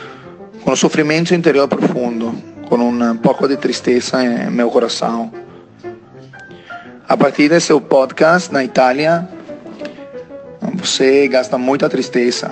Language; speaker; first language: Portuguese; non-native, learner; Italian